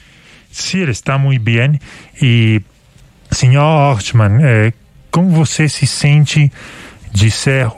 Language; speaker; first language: Portuguese; non-native, learner; Spanish